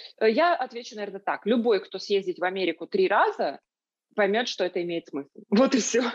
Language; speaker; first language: Russian; native; Russian